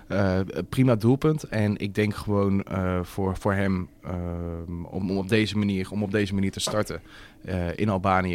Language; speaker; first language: Dutch; native; Dutch